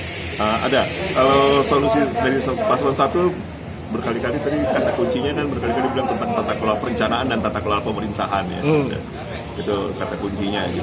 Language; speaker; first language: Indonesian; native; Indonesian